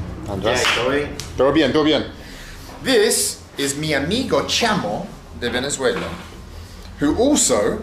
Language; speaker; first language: Spanish; non-native, learner; English